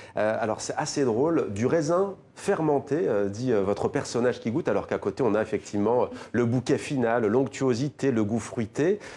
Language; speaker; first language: French; native; French